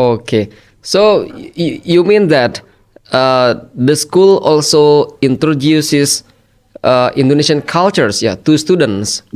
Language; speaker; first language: English; non-native, fluent; Indonesian